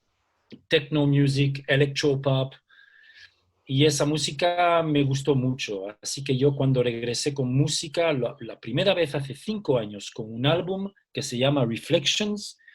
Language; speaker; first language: Spanish; early bilingual, heritage; Spanish